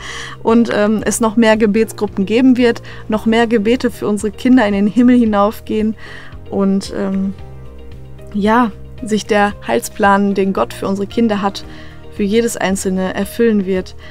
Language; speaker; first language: German; native; German